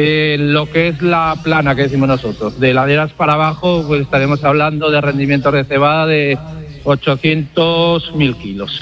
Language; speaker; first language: Spanish; native; Spanish